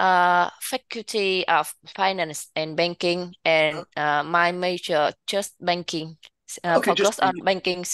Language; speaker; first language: English; non-native, learner; Vietnamese